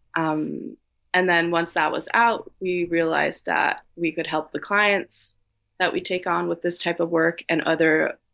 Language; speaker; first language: English; non-native, fluent; Danish